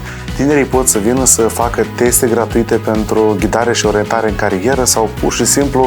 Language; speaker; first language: Romanian; native; Romanian